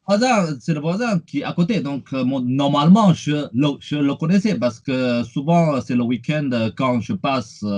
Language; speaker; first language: French; non-native, fluent; Chinese